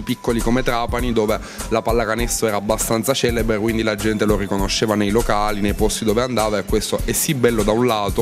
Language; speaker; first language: Italian; native; Italian